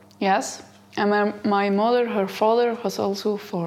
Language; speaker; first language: English; non-native, learner; Dutch